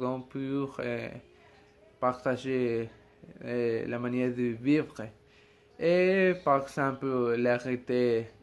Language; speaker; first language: French; non-native, learner; Spanish